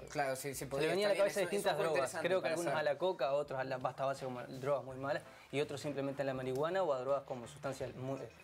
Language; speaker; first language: Spanish; native; Spanish